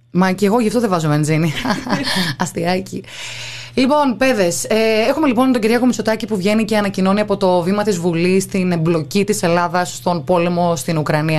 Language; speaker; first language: Greek; native; Greek